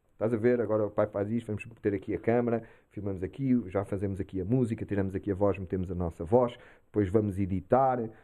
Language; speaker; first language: Portuguese; early bilingual, heritage; Portuguese